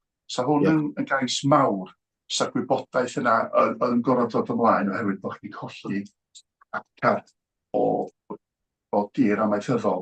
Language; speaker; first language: Welsh; native; Welsh